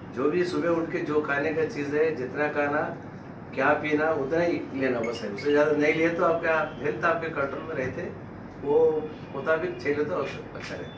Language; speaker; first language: Hindi; non-native, local second language; Telugu